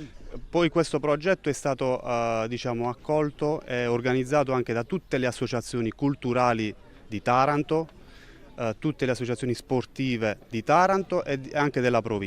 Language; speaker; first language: Italian; native; Italian